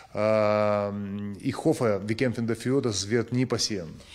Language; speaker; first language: German; non-native, learner; Ukrainian